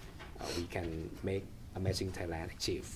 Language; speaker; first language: English; non-native, fluent; Thai